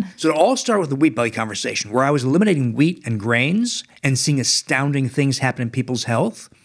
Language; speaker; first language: English; native; English